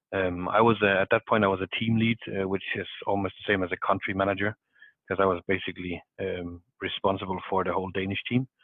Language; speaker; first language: English; non-native, fluent; Danish